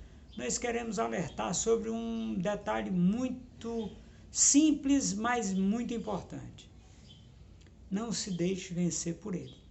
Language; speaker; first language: Portuguese; native; Portuguese